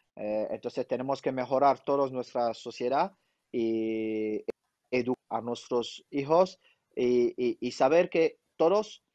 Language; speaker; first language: Spanish; non-native, fluent; French